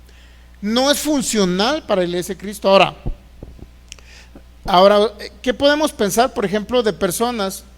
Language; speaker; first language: Spanish; native; Spanish